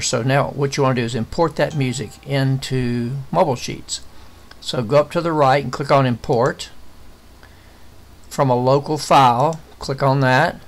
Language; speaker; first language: English; native; English